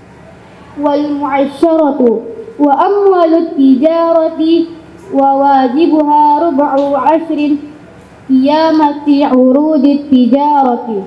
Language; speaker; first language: Arabic; non-native, learner; Indonesian